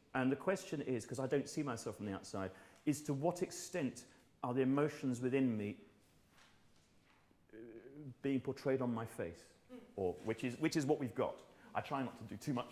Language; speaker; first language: English; native; English